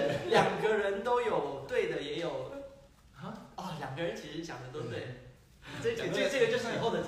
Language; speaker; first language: Chinese; non-native, fluent; Thai